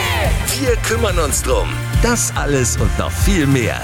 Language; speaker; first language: German; native; German